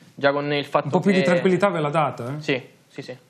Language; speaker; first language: Italian; native; Italian